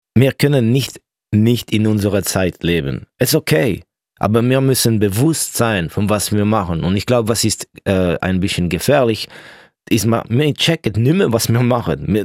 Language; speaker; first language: German; non-native, local second language; French